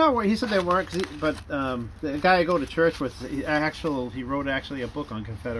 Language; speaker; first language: English; native; English